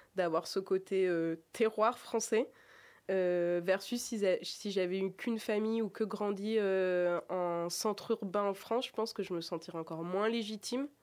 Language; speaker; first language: French; native; French